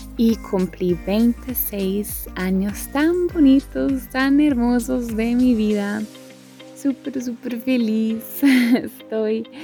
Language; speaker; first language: Spanish; non-native, fluent; German